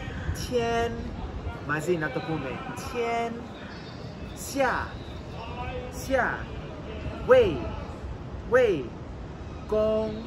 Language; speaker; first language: Greek; early bilingual, heritage; English